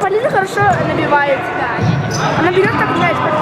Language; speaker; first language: Russian; native; Russian